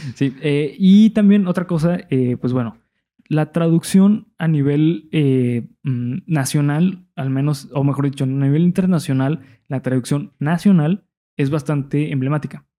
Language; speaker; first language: Spanish; native; Spanish